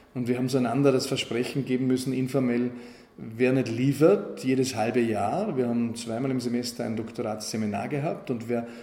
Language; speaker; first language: German; native; German